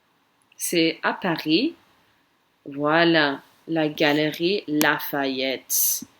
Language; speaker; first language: French; non-native, fluent; English